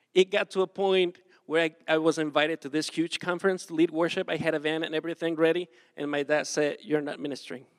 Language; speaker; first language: English; non-native, fluent; Spanish